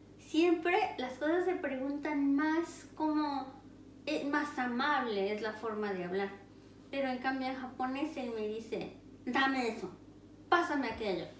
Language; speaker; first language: Spanish; native; Spanish